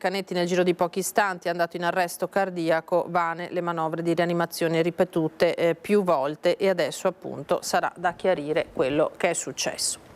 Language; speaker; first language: Italian; native; Italian